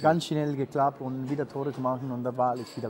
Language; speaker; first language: German; non-native, fluent; Spanish